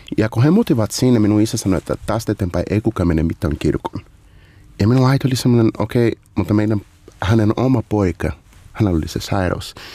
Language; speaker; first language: Finnish; non-native, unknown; Portuguese